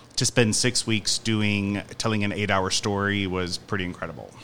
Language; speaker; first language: English; native; English